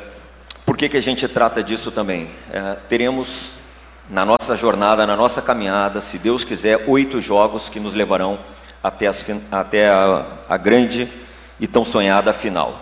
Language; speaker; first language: Portuguese; native; Portuguese